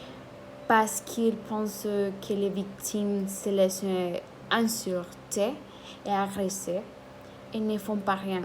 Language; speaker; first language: French; non-native, learner; Spanish